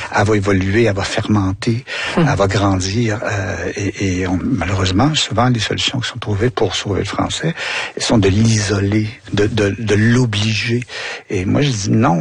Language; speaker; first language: French; native; French